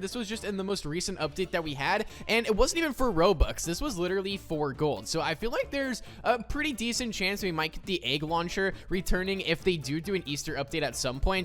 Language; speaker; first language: English; native; English